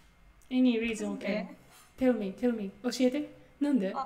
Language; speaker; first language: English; non-native, fluent; Japanese